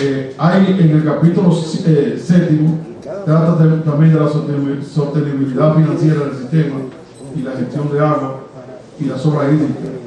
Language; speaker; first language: Spanish; native; Spanish